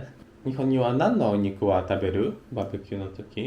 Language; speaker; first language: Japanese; non-native, learner; Polish